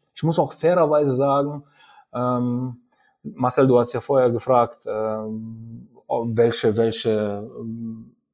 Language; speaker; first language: German; early bilingual, other home language; Russian